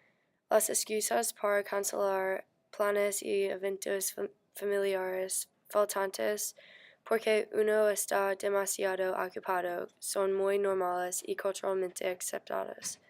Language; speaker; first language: Spanish; non-native, learner; English